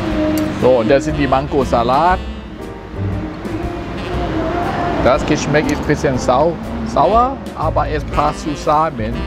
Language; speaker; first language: German; non-native, learner; Thai